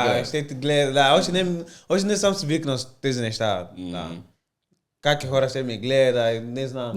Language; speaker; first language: Bulgarian; non-native, learner; Portuguese